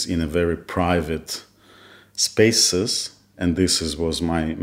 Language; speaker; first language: English; non-native, fluent; Kazakh